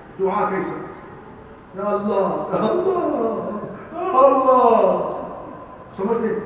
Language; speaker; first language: Urdu; non-native, learner; Arabic